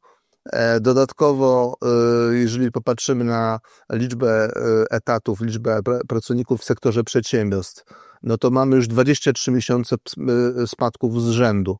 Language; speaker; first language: Polish; native; Polish